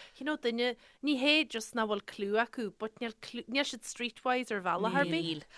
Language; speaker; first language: Irish; native; Irish